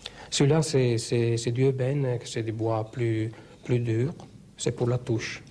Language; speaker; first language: French; non-native, fluent; Italian